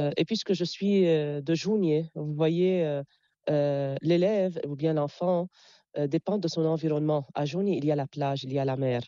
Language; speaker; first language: French; non-native, local second language; Arabic